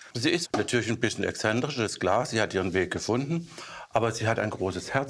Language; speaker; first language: German; native; German